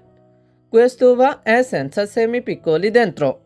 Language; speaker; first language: Italian; non-native, fluent; Bangla